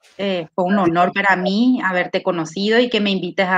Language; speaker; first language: Spanish; native; Spanish